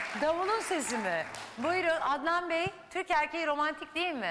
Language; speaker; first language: Turkish; native; Turkish